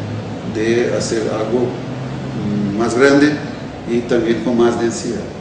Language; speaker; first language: Spanish; non-native, fluent; Portuguese